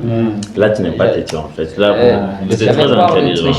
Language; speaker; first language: French; non-native, learner; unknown